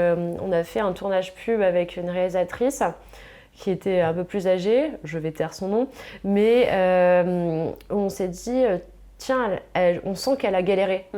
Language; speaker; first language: French; native; French